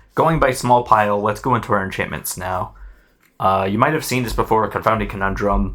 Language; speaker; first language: English; native; English